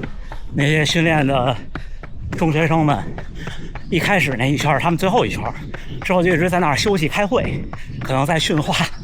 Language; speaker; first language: Chinese; native; Chinese